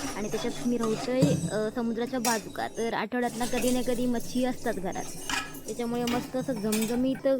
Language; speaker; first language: Marathi; non-native, local second language; Konkani